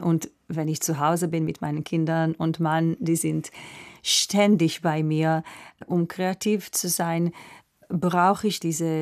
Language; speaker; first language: German; non-native, fluent; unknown